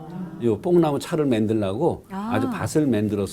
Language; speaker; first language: Korean; native; Korean